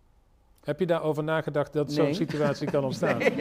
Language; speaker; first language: Dutch; native; Dutch